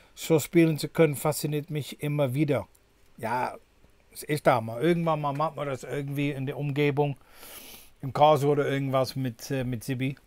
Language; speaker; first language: German; non-native, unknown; English